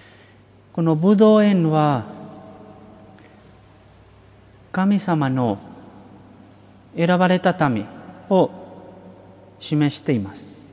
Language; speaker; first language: Japanese; non-native, fluent; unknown